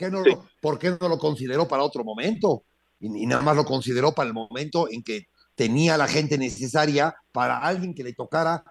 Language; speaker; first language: Spanish; native; Spanish